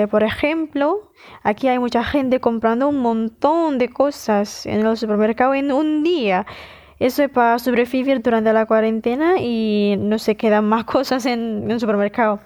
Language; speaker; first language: Spanish; non-native, fluent; Indonesian